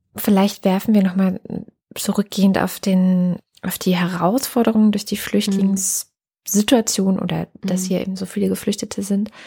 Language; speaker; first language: German; native; German